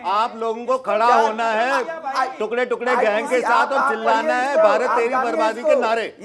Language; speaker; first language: Hindi; native; Hindi